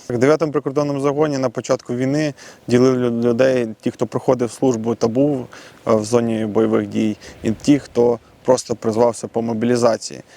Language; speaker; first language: Ukrainian; non-native, local second language; Russian